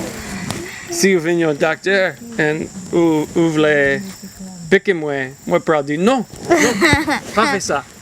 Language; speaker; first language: Haitian Creole; non-native, learner; English